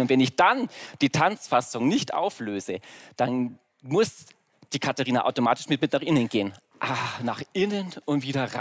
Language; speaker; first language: German; native; German